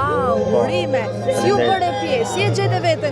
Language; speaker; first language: Albanian; native; Albanian